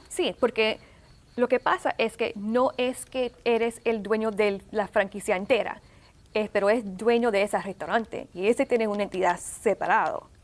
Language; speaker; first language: Spanish; early bilingual, heritage; Spanish